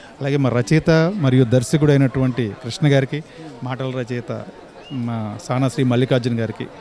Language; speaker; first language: Telugu; native; Telugu